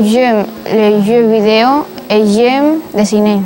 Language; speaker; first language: French; non-native, learner; Spanish